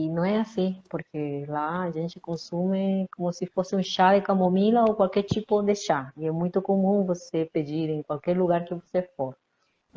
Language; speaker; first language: Portuguese; non-native, fluent; Spanish